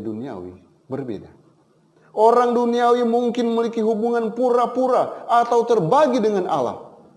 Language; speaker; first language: Indonesian; native; Indonesian